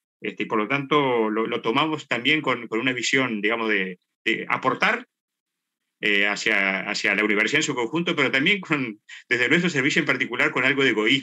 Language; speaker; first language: Spanish; native; Spanish